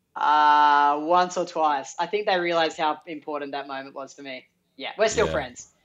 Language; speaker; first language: English; native; English